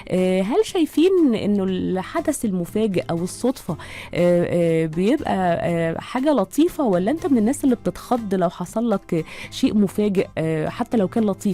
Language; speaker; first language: Arabic; native; Arabic